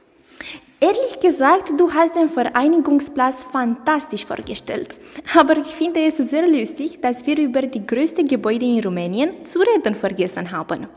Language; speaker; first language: German; non-native, learner; Romanian